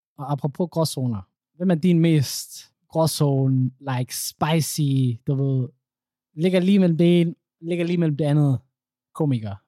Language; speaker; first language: Danish; early bilingual, other home language; Somali